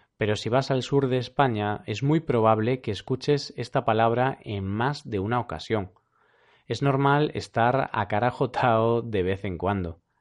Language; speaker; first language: Spanish; native; Spanish